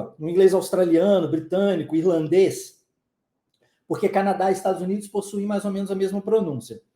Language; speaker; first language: Portuguese; early bilingual, heritage; Portuguese